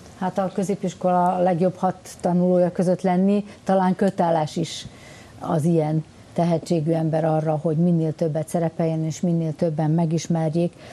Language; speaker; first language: Hungarian; native; Hungarian